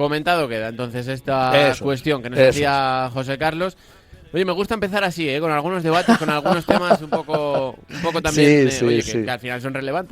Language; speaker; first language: Spanish; native; Spanish